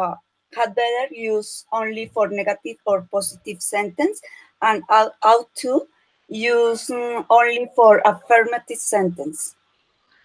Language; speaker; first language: English; non-native, learner; Spanish